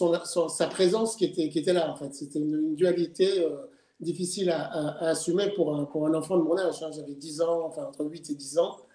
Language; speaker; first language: French; native; French